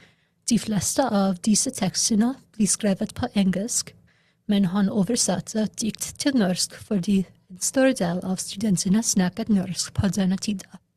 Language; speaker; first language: Norwegian; non-native, learner; English